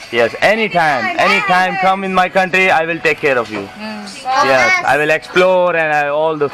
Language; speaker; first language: English; non-native, learner; Hindi